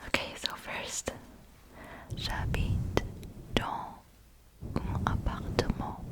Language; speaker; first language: French; non-native, learner; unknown